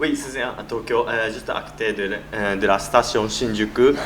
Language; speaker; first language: French; non-native, learner; Japanese